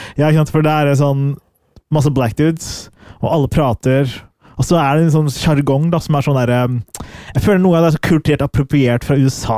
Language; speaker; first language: Norwegian; early bilingual, other home language; Somali